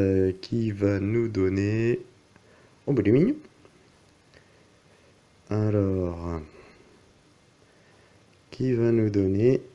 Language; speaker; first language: French; native; French